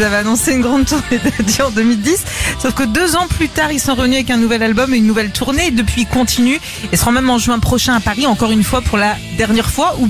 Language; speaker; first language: French; native; French